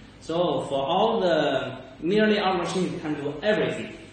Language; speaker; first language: English; non-native, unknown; Chinese